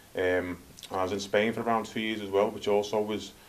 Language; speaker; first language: English; native; English